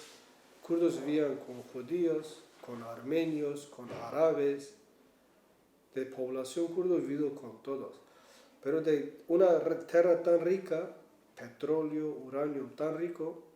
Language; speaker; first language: Spanish; non-native, learner; Kurdish